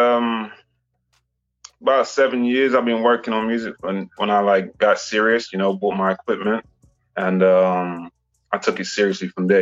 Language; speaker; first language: English; native; English